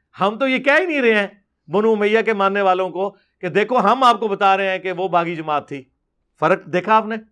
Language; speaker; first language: Urdu; non-native, local second language; Punjabi